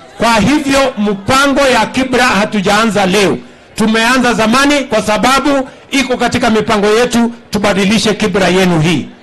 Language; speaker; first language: Swahili; non-native, local second language; Kalenjin